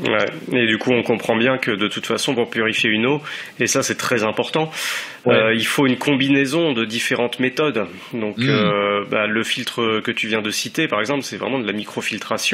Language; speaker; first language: French; native; French